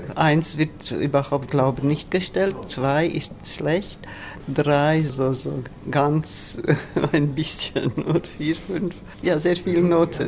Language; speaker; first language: German; non-native, fluent; Latvian